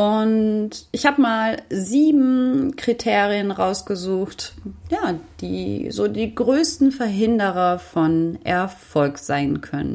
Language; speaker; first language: German; native; German